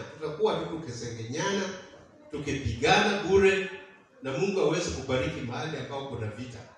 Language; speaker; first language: Swahili; non-native, local second language; Kamba